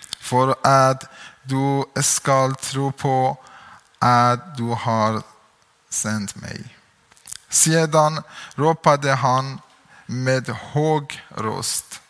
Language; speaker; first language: Swedish; non-native, learner; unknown